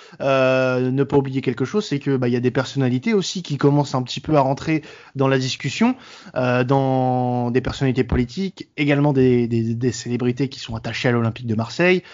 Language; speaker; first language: French; native; French